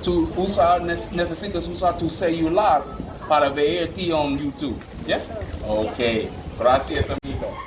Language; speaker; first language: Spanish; non-native, learner; English